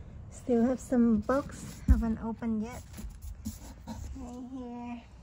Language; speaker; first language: English; non-native, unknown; Vietnamese